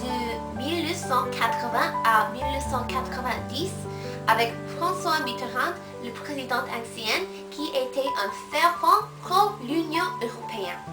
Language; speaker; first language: French; non-native, learner; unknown